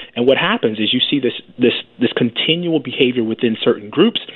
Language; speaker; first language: English; native; English